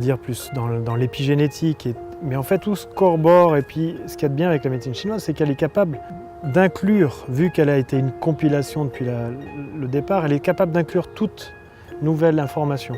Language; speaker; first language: French; native; French